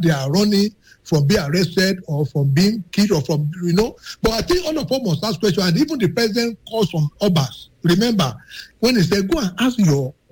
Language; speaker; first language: English; non-native, local second language; Yoruba